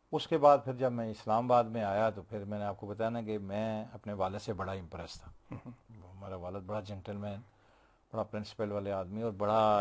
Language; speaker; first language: Urdu; non-native, local second language; Punjabi